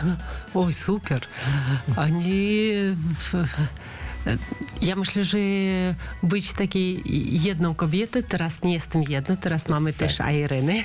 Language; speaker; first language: Polish; non-native, learner; Russian